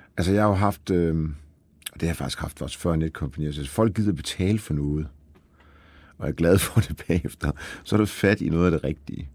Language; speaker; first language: Danish; early bilingual, other home language; Polish